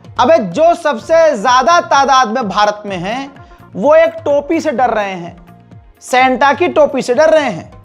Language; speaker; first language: Hindi; native; Hindi